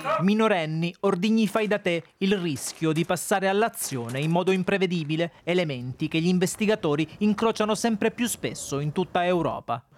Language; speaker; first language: Italian; native; Italian